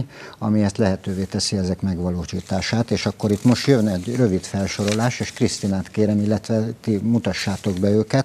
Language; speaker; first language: Hungarian; native; Hungarian